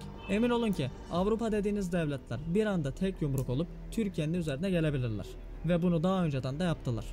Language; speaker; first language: Turkish; native; Turkish